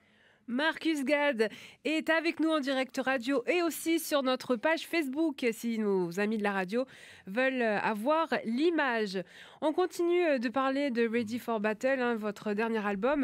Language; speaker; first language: French; native; French